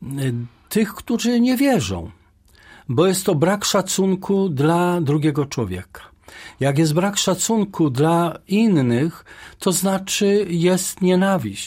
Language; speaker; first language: Polish; native; Polish